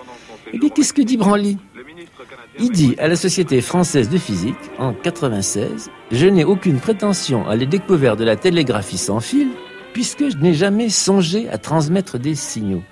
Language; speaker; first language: French; native; French